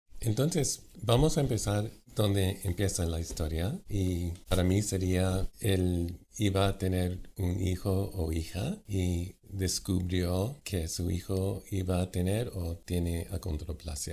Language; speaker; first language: Spanish; non-native, fluent; English